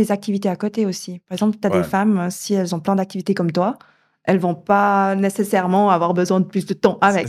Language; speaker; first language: French; native; French